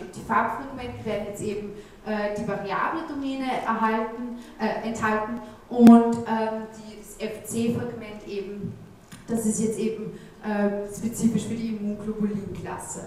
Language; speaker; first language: German; native; German